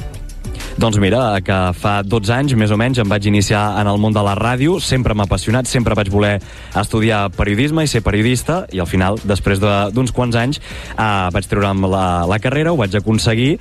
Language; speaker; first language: Catalan; native; Catalan